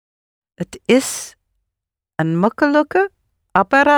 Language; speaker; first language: Dutch; non-native, learner; English